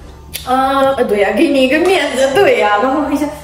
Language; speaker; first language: Chinese; non-native, learner; Ukrainian